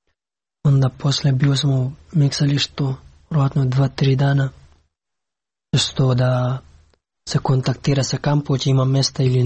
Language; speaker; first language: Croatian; non-native, learner; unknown